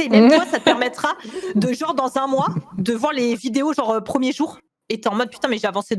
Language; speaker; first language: French; native; French